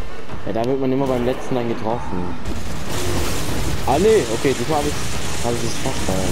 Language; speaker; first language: German; native; German